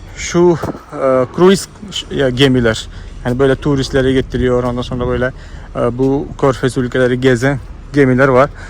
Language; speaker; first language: Turkish; non-native, fluent; Malayalam